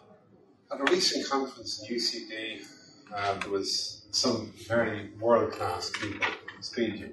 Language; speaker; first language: English; native; English